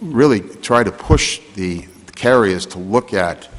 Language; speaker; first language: English; native; English